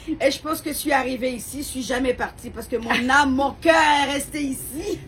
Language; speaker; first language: French; non-native, local second language; Haitian Creole